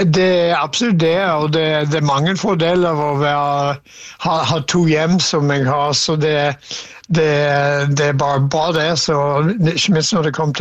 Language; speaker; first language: Norwegian; non-native, fluent; English